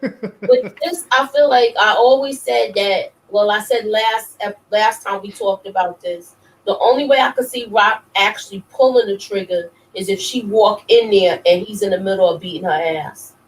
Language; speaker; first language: English; native; English